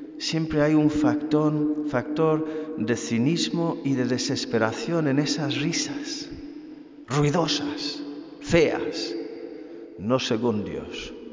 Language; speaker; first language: Spanish; non-native, fluent; English